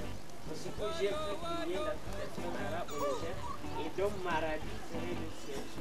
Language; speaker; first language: French; non-native, local second language; Hausa